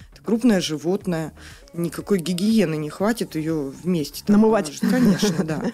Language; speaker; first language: Russian; native; Russian